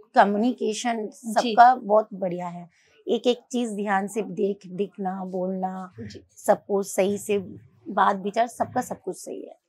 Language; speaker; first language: Hindi; non-native, local second language; Bangla